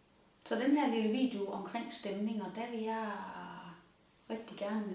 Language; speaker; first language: Danish; native; Danish